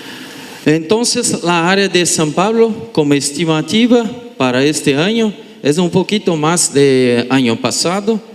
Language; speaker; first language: Spanish; non-native, learner; Portuguese